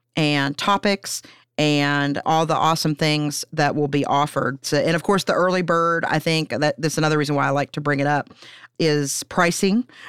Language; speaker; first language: English; native; English